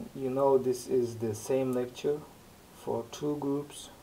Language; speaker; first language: English; non-native, fluent; Turkish